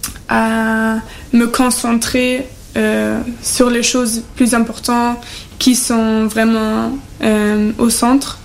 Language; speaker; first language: French; non-native, fluent; German